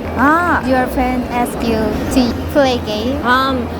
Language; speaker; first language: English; non-native, learner; Korean